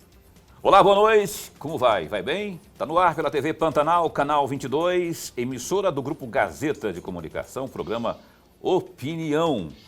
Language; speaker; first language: Portuguese; native; Portuguese